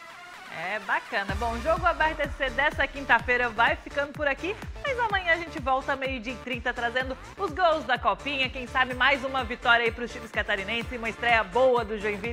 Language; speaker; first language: Portuguese; native; Portuguese